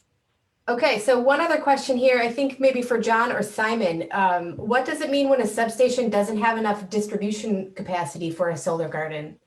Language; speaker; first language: English; native; English